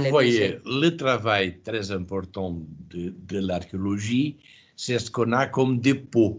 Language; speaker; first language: French; non-native, fluent; Portuguese